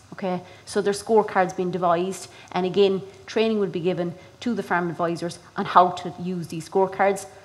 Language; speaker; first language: English; native; English